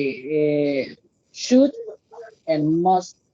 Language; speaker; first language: English; non-native, learner; Spanish